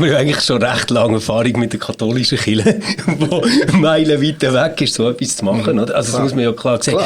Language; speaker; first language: German; native; German